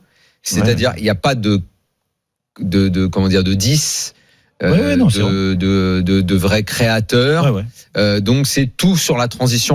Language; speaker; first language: French; native; French